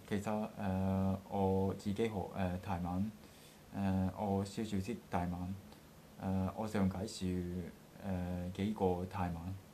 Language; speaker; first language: Cantonese; non-native, learner; Japanese